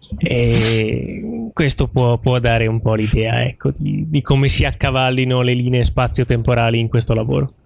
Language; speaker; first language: Italian; native; Italian